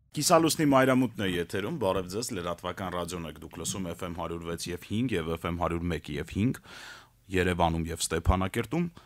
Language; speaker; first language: Armenian; native; Armenian